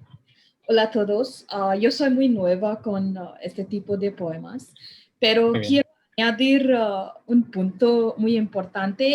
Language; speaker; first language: Spanish; non-native, learner; Hindi